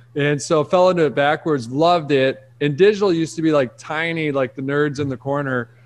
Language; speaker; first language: English; native; English